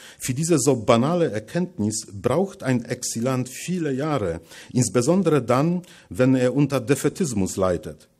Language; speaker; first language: German; non-native, fluent; Polish